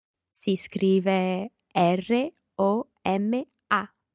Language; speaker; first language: Italian; non-native, learner; English